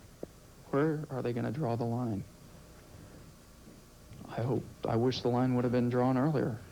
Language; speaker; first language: English; native; English